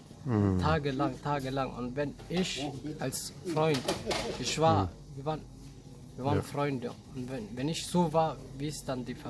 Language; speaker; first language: German; early bilingual, other home language; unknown